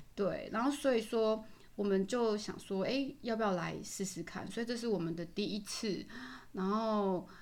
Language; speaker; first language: Chinese; native; Chinese